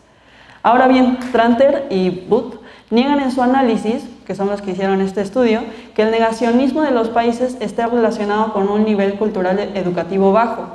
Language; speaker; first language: Spanish; native; Spanish